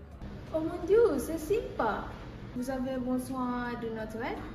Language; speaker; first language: French; non-native, learner; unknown